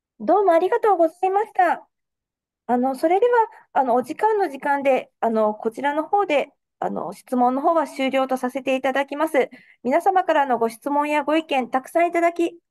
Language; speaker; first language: Japanese; native; Japanese